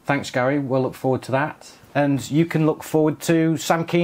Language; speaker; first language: English; native; English